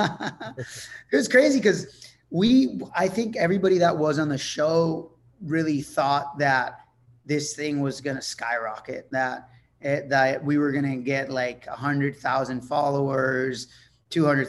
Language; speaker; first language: English; non-native, fluent; Spanish